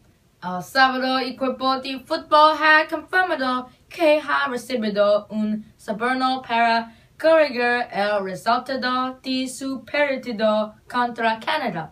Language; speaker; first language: Spanish; non-native, learner; English